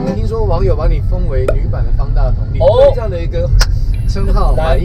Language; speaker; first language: Chinese; native; Chinese